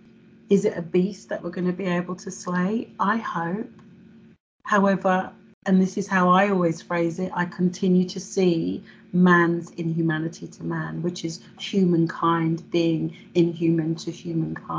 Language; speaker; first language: English; native; English